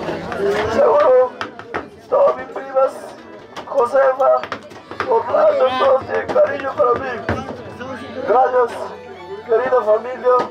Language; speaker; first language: Spanish; native; Spanish